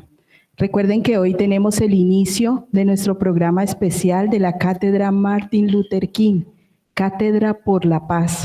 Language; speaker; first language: Spanish; native; Spanish